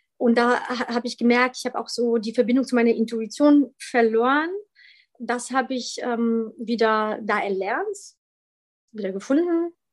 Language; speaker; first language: German; early bilingual, other home language; Polish